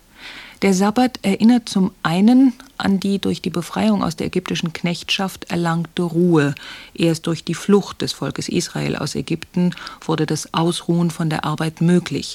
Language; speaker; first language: German; native; German